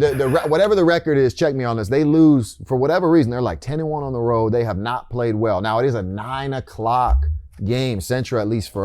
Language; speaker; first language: English; native; English